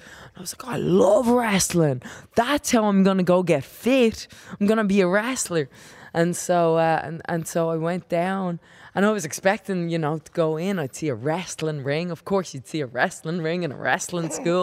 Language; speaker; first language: English; native; English